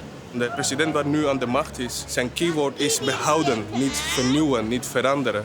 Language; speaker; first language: Dutch; non-native, fluent; Spanish